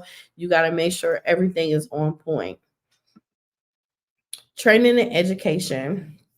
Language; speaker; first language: English; native; English